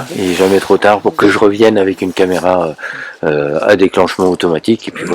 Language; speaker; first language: French; native; French